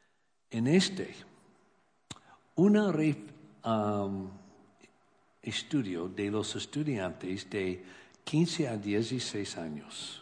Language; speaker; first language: Spanish; non-native, learner; English